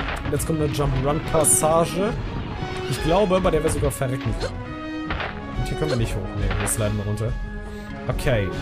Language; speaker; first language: German; native; German